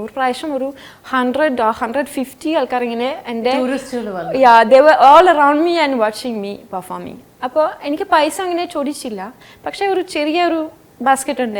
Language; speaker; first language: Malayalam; non-native, fluent; French